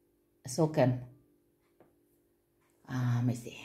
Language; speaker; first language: Dutch; non-native, learner; Filipino